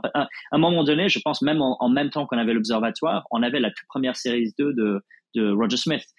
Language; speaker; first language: French; non-native, fluent; English